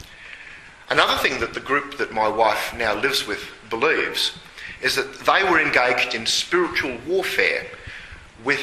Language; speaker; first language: English; native; English